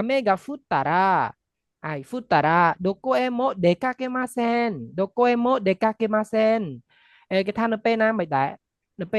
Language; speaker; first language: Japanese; non-native, fluent; Khmer